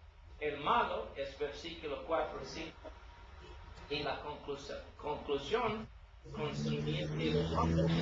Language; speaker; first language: Spanish; non-native, learner; English